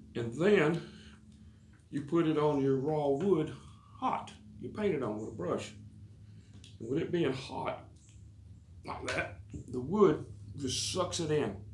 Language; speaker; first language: English; native; English